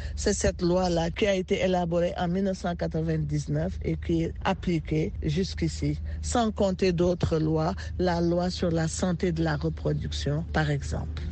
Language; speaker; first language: French; non-native, local second language; Wolof